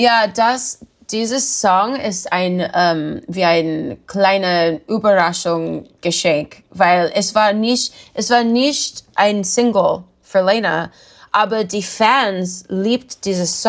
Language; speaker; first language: German; non-native, learner; English